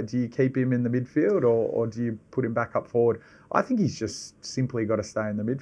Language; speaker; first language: English; native; English